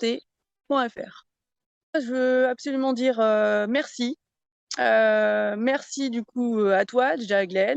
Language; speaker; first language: French; native; French